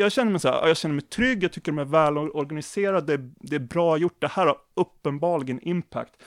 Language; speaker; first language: Swedish; native; Swedish